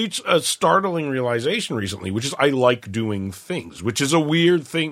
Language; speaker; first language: English; native; English